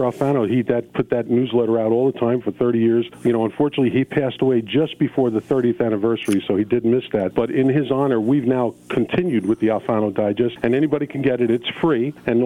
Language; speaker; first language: English; early bilingual, other home language; Sicilian